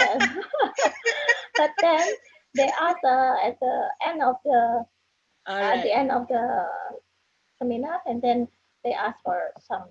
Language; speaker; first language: English; non-native, fluent; Indonesian